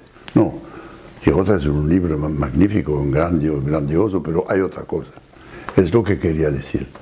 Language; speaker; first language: Spanish; non-native, fluent; French